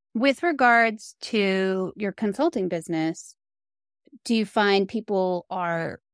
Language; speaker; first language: English; native; English